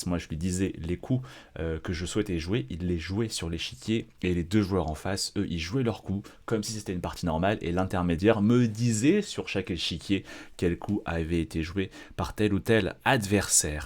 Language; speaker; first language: French; native; French